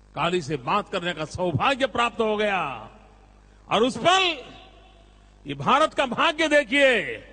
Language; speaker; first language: Hindi; non-native, local second language; Gujarati